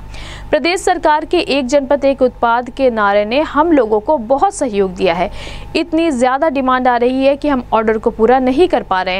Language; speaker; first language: Hindi; native; Hindi